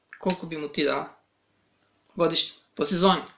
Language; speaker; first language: Serbian; native; Serbian